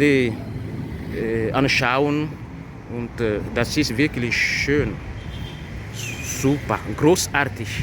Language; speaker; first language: German; non-native, fluent; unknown